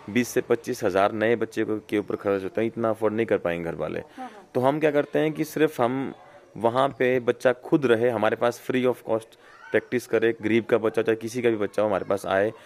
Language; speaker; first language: Hindi; native; Hindi